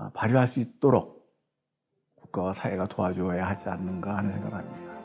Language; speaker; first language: Korean; native; Korean